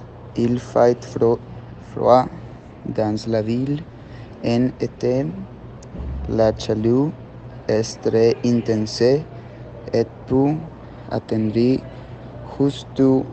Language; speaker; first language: French; non-native, learner; Spanish